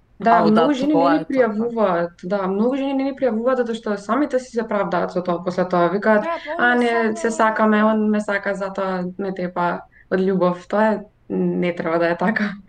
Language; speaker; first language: Macedonian; native; Macedonian